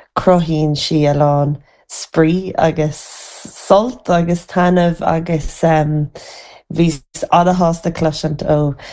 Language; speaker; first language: Irish; native; Irish